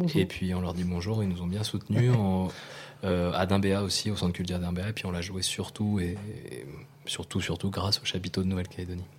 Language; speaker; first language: French; native; French